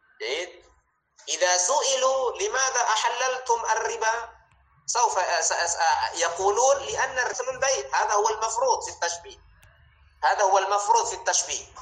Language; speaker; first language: Arabic; non-native, fluent; Indonesian